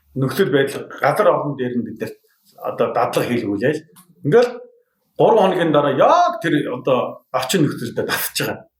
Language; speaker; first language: Mongolian; native; Mongolian